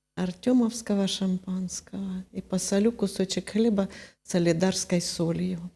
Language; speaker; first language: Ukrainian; non-native, local second language; Russian